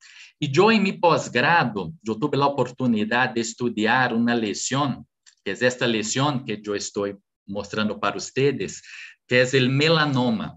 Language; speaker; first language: Spanish; non-native, fluent; Portuguese